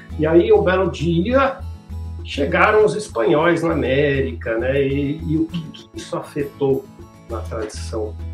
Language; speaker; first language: Portuguese; native; Portuguese